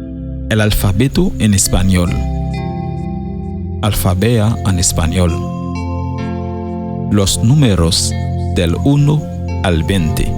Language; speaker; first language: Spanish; non-native, fluent; Haitian Creole